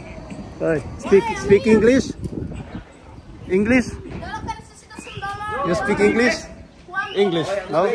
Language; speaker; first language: English; non-native, learner; Polish